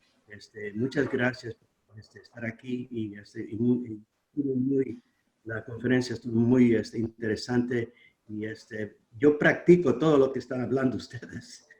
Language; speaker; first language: Spanish; non-native, learner; English